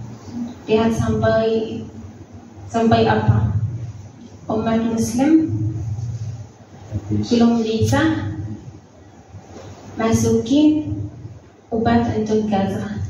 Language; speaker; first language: Indonesian; non-native, fluent; Arabic